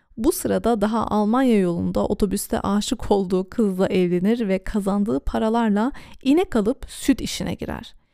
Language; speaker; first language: Turkish; early bilingual, heritage; Turkish